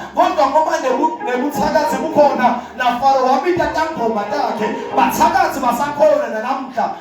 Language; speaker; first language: Zulu; non-native, local second language; Swati